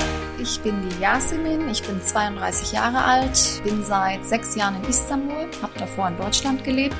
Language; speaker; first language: German; early bilingual, other home language; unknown